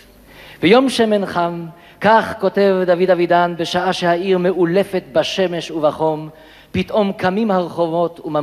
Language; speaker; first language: Hebrew; native; Hebrew